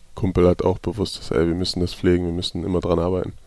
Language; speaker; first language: German; native; German